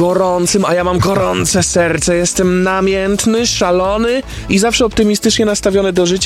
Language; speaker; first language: Polish; native; Polish